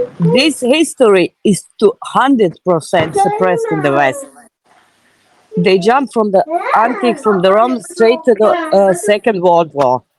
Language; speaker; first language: English; non-native, fluent; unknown